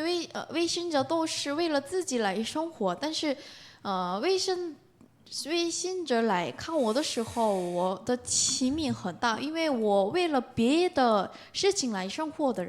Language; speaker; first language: Chinese; non-native, learner; Korean